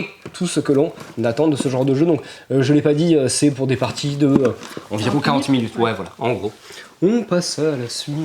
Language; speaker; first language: French; native; French